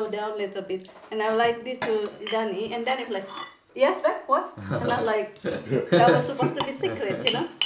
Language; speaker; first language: English; non-native, fluent; Indonesian